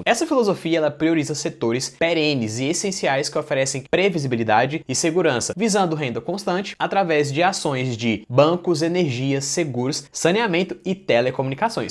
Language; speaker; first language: Portuguese; native; Portuguese